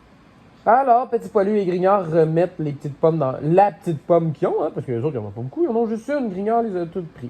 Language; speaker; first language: French; native; French